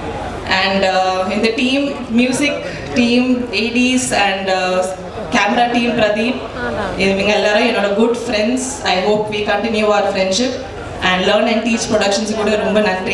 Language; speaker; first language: Tamil; non-native, local second language; Malayalam